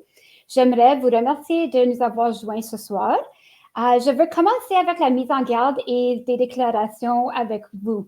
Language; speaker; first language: French; native; French